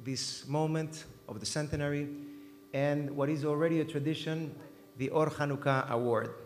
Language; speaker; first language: English; non-native, fluent; Spanish